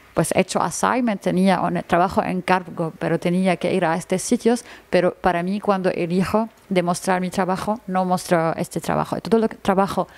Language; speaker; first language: Spanish; non-native, learner; Arabic